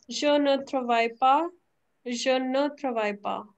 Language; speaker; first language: French; non-native, fluent; Hindi